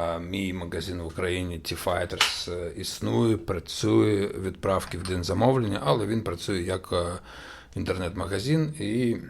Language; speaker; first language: Ukrainian; non-native, local second language; Russian